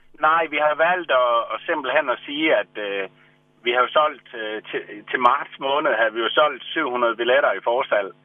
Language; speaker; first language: Danish; native; Danish